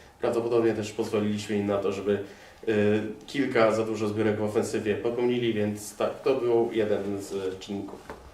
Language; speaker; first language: Polish; native; Polish